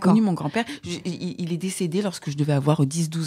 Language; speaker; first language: French; native; French